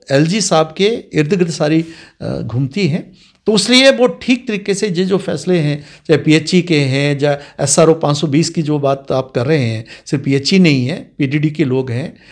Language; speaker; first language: Hindi; non-native, local second language; Dogri